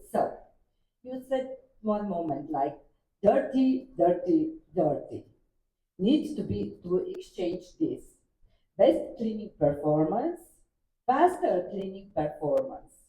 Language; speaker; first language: English; non-native, learner; Romanian